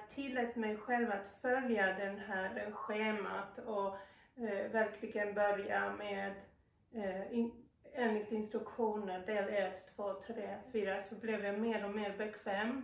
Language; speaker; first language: Swedish; non-native, fluent; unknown